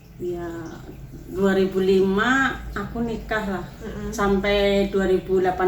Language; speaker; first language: Indonesian; non-native, local second language; Javanese